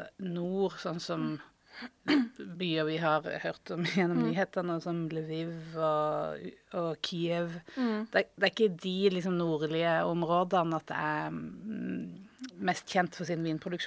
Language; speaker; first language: Norwegian; native; Norwegian